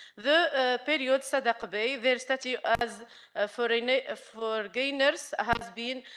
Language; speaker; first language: English; non-native, learner; Arabic